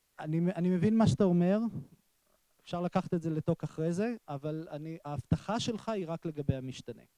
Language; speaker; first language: Hebrew; native; Hebrew